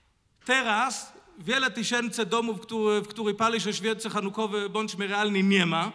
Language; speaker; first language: Polish; non-native, learner; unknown